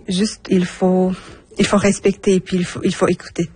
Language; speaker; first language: French; non-native, fluent; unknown